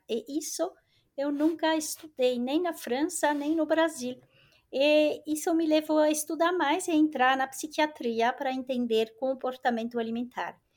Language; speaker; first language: Portuguese; non-native, fluent; French